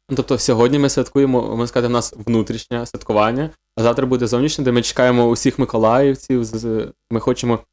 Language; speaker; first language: Ukrainian; native; Ukrainian